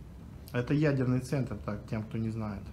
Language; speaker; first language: Russian; native; Russian